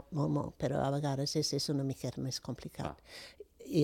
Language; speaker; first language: Catalan; non-native, fluent; English